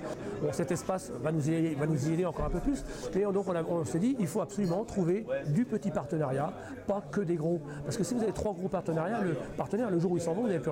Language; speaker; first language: French; native; French